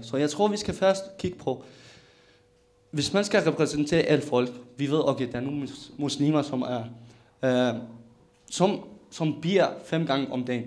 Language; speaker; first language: Danish; non-native, local second language; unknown